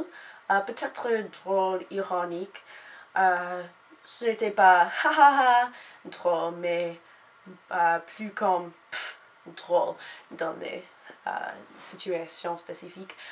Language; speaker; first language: French; non-native, learner; English